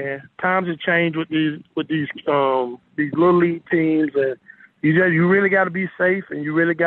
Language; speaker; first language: English; native; English